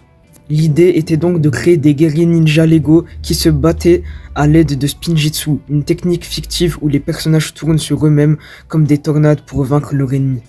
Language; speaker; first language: French; native; French